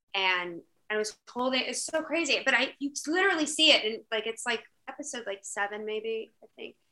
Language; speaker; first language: English; native; English